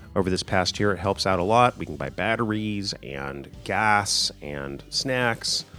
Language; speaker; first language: English; native; English